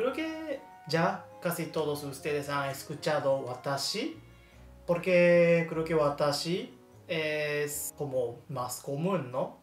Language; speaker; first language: Spanish; non-native, learner; Japanese